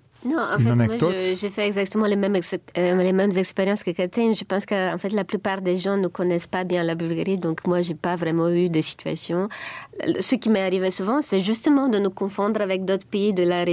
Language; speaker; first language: French; non-native, fluent; Bulgarian